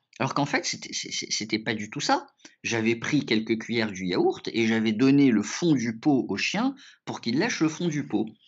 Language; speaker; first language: French; early bilingual, other home language; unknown